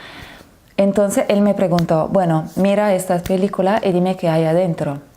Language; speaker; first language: Spanish; non-native, fluent; Italian